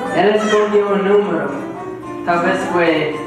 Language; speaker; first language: Spanish; non-native, fluent; English